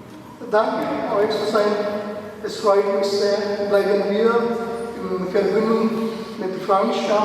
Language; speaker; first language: German; non-native, learner; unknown